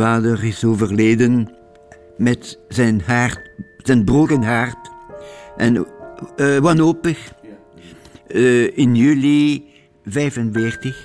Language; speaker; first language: Dutch; non-native, local second language; French